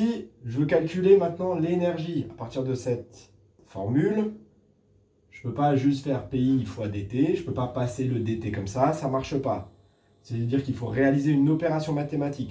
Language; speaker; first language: French; native; French